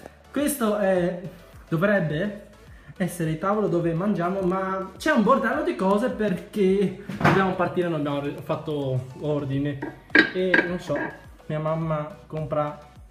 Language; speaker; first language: Italian; early bilingual, other home language; Chinese